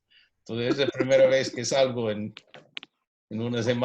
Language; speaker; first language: Spanish; non-native, fluent; English